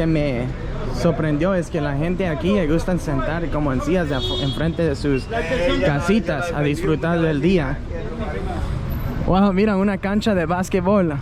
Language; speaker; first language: Spanish; non-native, fluent; English